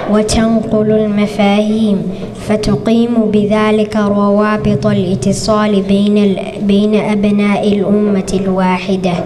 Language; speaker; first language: Arabic; non-native, learner; Somali